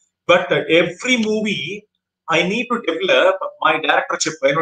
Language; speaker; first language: English; non-native, local second language; Tamil